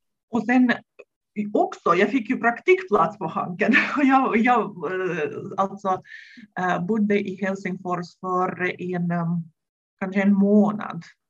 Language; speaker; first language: Swedish; non-native, fluent; Russian